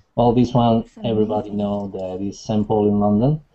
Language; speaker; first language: English; non-native, fluent; Italian